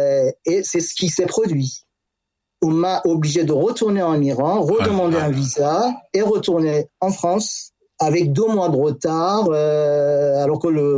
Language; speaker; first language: French; non-native, fluent; Persian